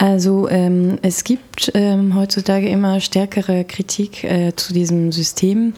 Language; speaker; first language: German; non-native, fluent; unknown